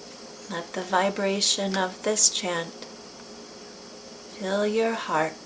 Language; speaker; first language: English; native; English